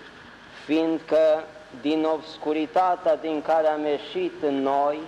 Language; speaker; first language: Romanian; native; Romanian